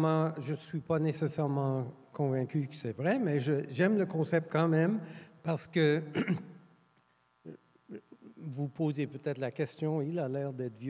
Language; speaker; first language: French; non-native, fluent; English